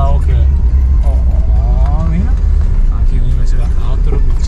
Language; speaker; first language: Spanish; non-native, learner; Japanese